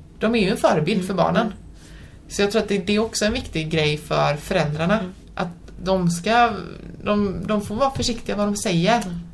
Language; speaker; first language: Swedish; early bilingual, other home language; Polish